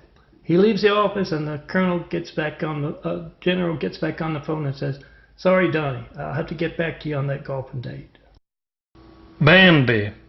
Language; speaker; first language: English; native; English